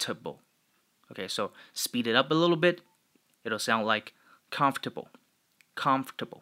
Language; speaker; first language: English; non-native, fluent; Chinese